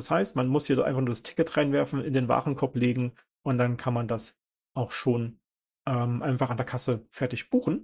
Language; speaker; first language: German; native; German